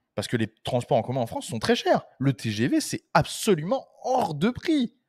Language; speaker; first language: French; native; French